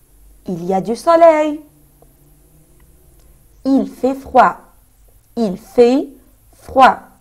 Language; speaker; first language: French; non-native, fluent; Arabic